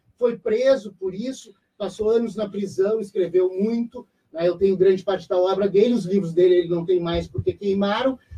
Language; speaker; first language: Portuguese; native; Portuguese